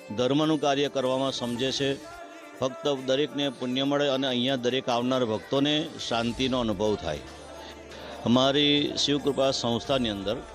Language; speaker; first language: Gujarati; native; Gujarati